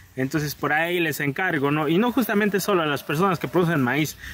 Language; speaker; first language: Spanish; non-native, local second language; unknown